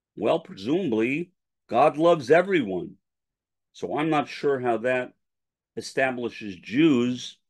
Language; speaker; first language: English; native; English